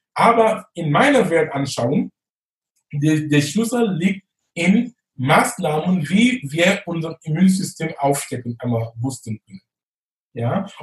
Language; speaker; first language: German; non-native, fluent; English